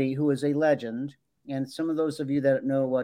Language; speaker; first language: English; native; English